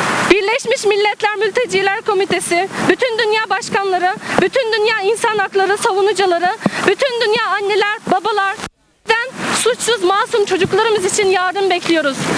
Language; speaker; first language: Turkish; non-native, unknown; Uyghur